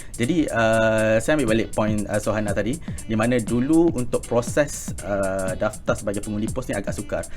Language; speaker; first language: Malay; native; Malay